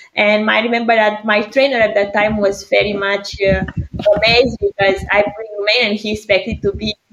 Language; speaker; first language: English; non-native, fluent; Greek